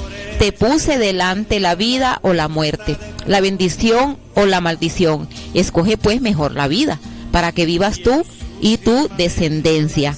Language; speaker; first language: Spanish; native; Spanish